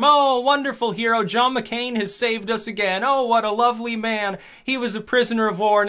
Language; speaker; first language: English; native; English